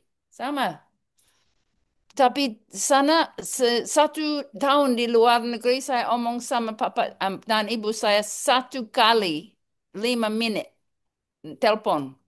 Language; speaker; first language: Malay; non-native, learner; English